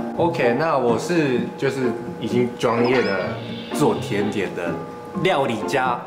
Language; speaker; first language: Chinese; non-native, fluent; Japanese